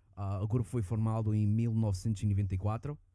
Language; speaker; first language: Portuguese; early bilingual, heritage; Portuguese